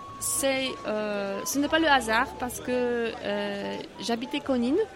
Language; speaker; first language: French; non-native, learner; Polish